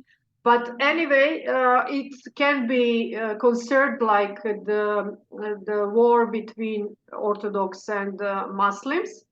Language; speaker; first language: English; non-native, fluent; Serbian